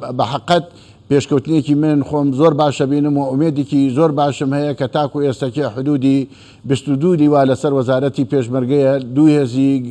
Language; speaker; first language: Central Kurdish; native; Central Kurdish